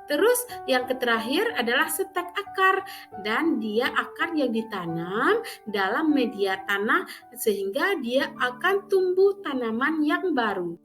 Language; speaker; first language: Indonesian; native; Indonesian